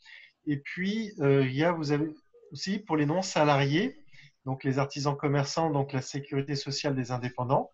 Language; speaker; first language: French; native; French